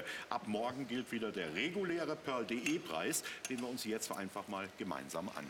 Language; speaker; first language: German; native; German